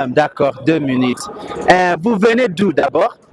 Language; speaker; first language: French; non-native, fluent; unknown